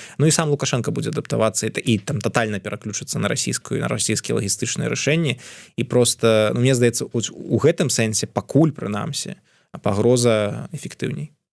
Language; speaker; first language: Belarusian; non-native, local second language; Russian